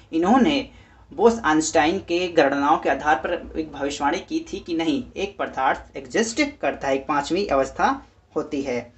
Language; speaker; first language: Hindi; native; Hindi